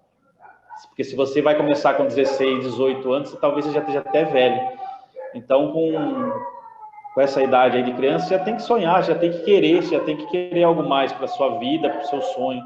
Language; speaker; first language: Portuguese; native; Portuguese